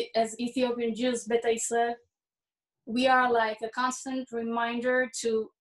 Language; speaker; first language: English; early bilingual, heritage; Hebrew